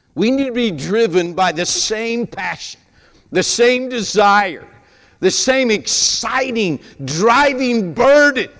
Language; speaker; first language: English; native; English